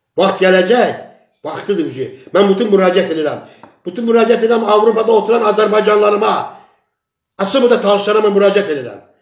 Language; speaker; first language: Azerbaijani; non-native, local second language; Talysh